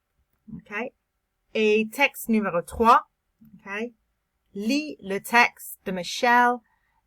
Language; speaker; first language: French; non-native, fluent; English